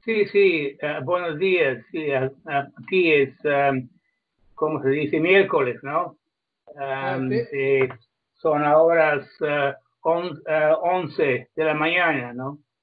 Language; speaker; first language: Spanish; non-native, fluent; Croatian